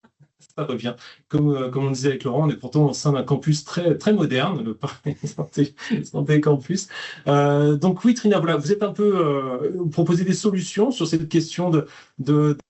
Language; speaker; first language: French; native; French